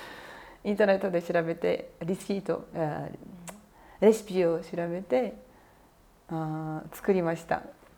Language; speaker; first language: Japanese; non-native, learner; Portuguese